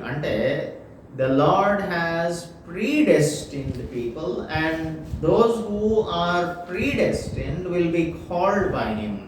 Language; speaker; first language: English; non-native, local second language; Telugu